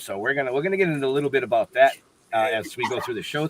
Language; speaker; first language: English; native; English